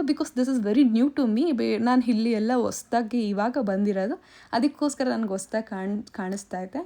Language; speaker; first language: Kannada; non-native, local second language; Tamil